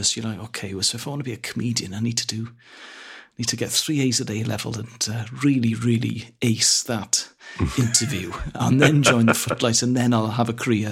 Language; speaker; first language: English; non-native, local second language; Welsh